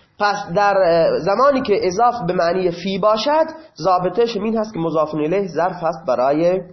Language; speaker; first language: Persian; non-native, local second language; Baluchi